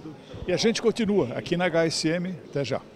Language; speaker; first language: Portuguese; native; Portuguese